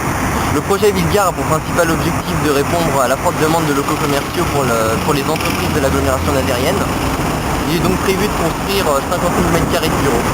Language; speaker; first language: French; native; French